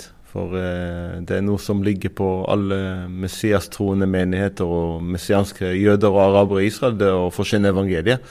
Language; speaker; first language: Norwegian; non-native, fluent; Arabic